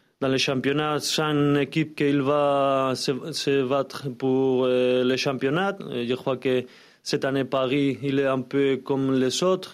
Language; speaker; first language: French; non-native, learner; Spanish